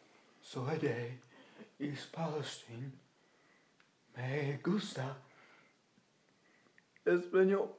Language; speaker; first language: Spanish; non-native, learner; English